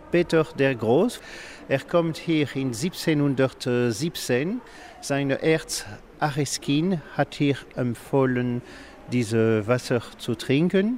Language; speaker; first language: German; non-native, learner; French